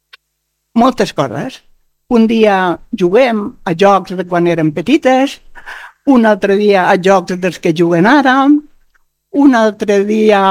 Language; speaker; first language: Catalan; non-native, local second language; Spanish